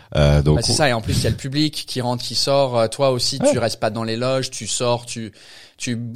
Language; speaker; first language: French; non-native, fluent; English